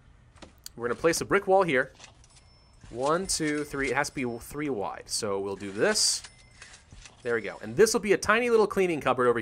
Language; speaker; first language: English; native; English